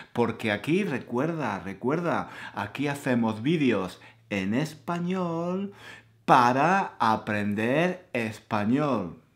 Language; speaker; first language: Spanish; native; Spanish